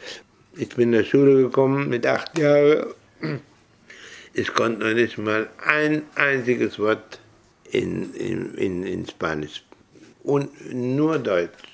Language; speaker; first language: German; early bilingual, heritage; German